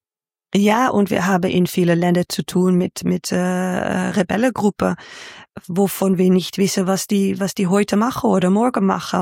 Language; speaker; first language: German; non-native, learner; Dutch